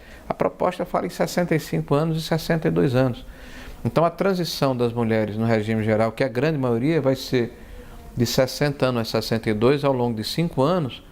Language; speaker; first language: Portuguese; native; Portuguese